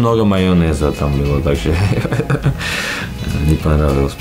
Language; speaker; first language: Russian; non-native, learner; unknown